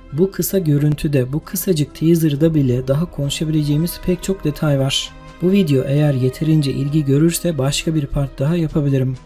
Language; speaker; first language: Turkish; native; Turkish